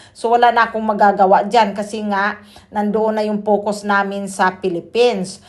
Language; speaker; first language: Filipino; native; Filipino